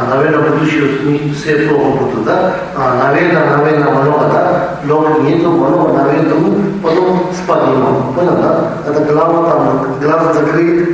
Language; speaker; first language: Russian; non-native, learner; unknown